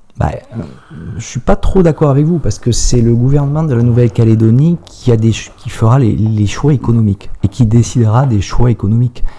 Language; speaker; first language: French; native; French